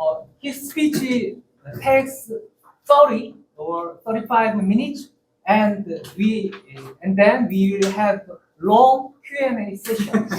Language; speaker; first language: English; non-native, learner; Korean